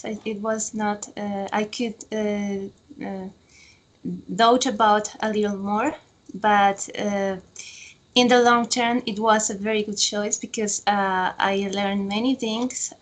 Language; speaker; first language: English; non-native, fluent; Spanish